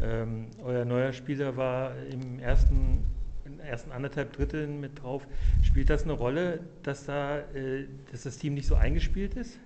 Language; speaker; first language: German; native; German